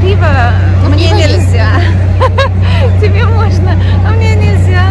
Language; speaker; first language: Chinese; non-native, fluent; Russian